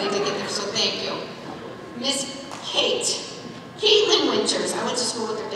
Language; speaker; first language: English; native; English